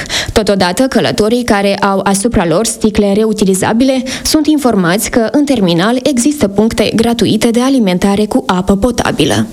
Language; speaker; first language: Romanian; native; Romanian